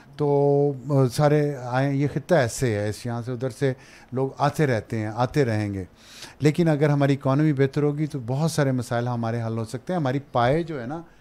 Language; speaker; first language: Urdu; non-native, local second language; Punjabi